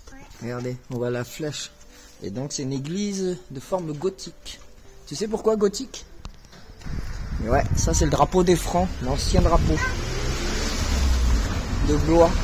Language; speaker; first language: French; native; French